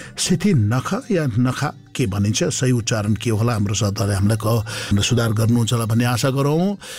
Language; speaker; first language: Nepali; native; Nepali